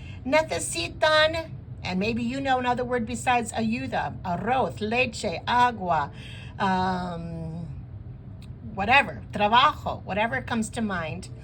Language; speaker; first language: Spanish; non-native, fluent; English